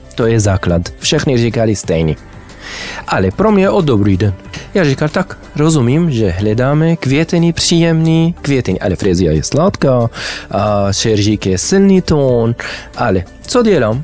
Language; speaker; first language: Czech; non-native, learner; Arabic